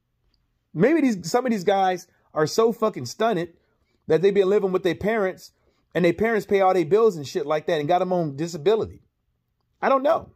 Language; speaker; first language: English; native; English